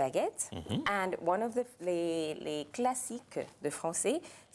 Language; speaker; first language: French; non-native, fluent; English